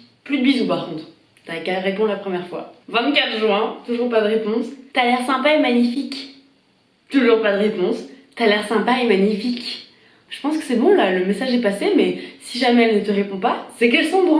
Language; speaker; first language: French; native; French